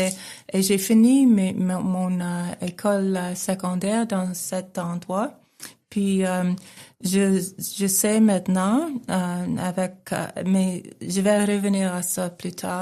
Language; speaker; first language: French; non-native, local second language; English